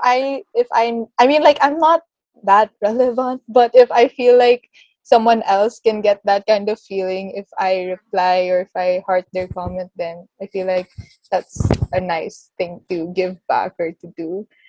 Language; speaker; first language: English; non-native, local second language; Filipino